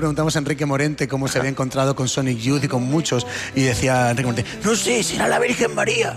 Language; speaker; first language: Spanish; native; Spanish